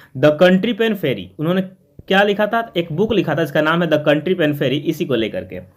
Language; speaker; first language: Hindi; native; Hindi